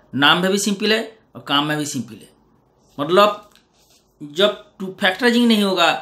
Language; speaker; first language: Hindi; non-native, local second language; Bangla